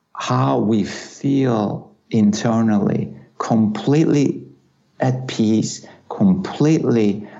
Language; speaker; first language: English; non-native, fluent; Turkish